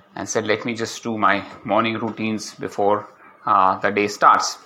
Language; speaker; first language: English; non-native, local second language; Malayalam